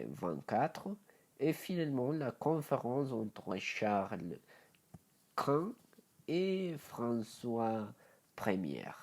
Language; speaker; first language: French; non-native, learner; Spanish